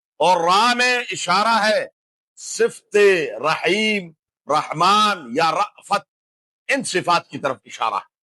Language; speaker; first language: Urdu; non-native, local second language; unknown